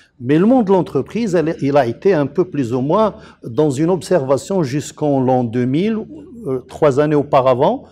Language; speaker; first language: French; non-native, local second language; Arabic